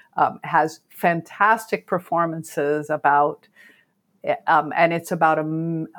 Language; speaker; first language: English; native; English